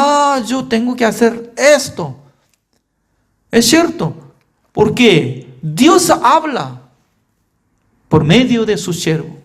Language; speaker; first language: Spanish; non-native, fluent; Korean